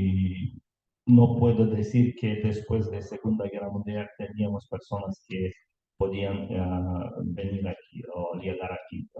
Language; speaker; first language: Spanish; non-native, learner; Lithuanian